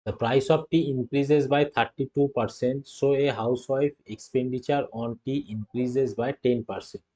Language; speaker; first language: English; non-native, local second language; Bangla